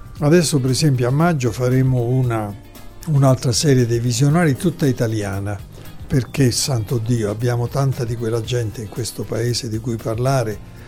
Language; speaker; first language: Italian; native; Italian